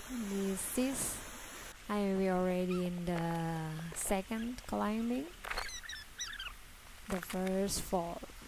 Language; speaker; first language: English; non-native, learner; Indonesian